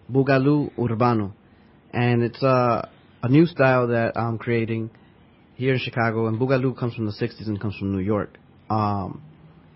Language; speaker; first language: English; early bilingual, other home language; Spanish